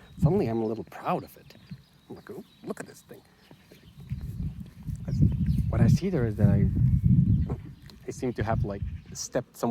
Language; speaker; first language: English; non-native, fluent; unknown